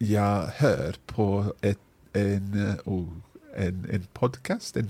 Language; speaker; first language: Swedish; non-native, learner; English